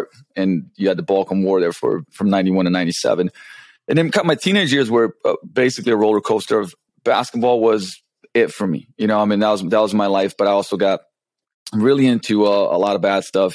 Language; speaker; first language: English; non-native, fluent; Slovenian